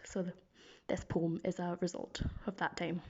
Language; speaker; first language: English; native; English